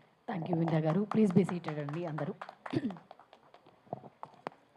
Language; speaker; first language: Telugu; native; Telugu